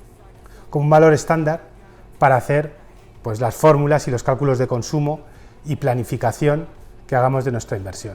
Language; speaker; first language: Spanish; native; Spanish